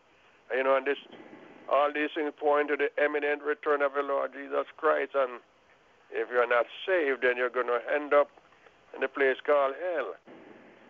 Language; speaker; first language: English; non-native, local second language; Jamaican Creole English